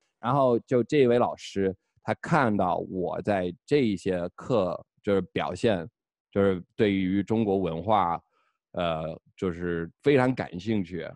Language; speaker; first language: Chinese; non-native, fluent; English